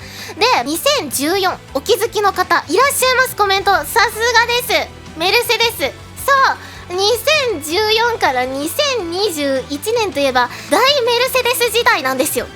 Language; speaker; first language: Japanese; native; Japanese